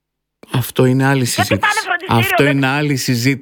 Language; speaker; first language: Greek; native; Greek